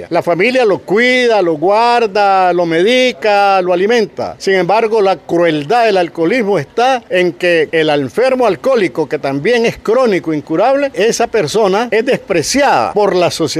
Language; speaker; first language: Spanish; native; Spanish